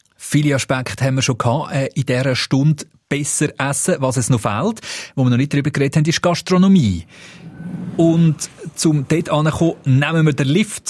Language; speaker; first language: German; native; German